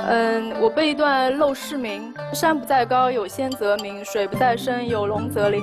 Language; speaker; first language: Chinese; native; Chinese